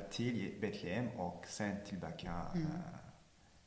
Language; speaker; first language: Swedish; non-native, fluent; French